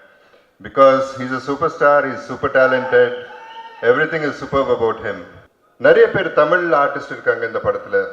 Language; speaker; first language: Tamil; non-native, local second language; Telugu